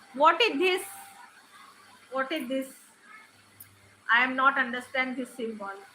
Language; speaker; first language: English; non-native, learner; Marathi